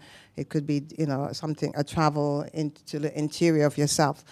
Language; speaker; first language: English; native; English